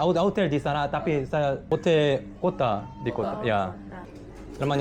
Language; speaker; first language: Indonesian; non-native, learner; Korean